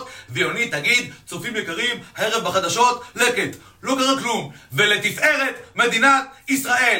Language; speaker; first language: Hebrew; native; Hebrew